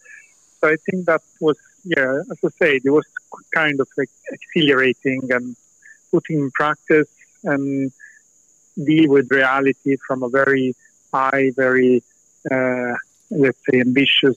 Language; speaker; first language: English; non-native, fluent; Italian